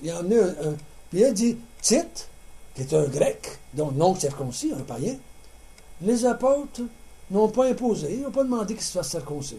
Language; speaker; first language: French; native; French